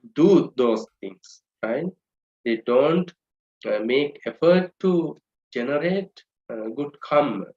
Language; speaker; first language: English; non-native, local second language; Sinhala